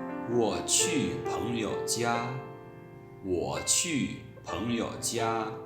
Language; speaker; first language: Chinese; non-native, fluent; Lao